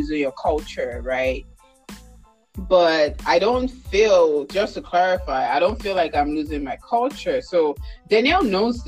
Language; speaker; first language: English; non-native, local second language; Yoruba